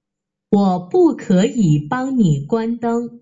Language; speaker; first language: Chinese; non-native, learner; Vietnamese